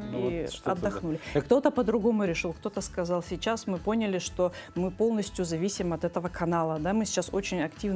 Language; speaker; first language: Russian; native; Russian